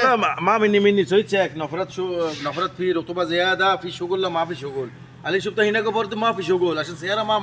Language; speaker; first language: Arabic; non-native, learner; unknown